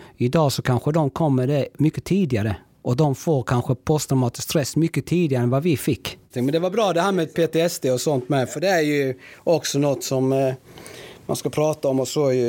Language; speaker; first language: Swedish; early bilingual, other home language; Spanish